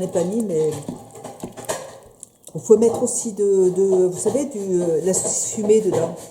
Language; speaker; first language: French; native; French